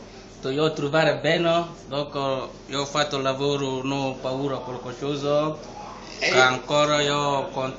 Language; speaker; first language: Italian; non-native, learner; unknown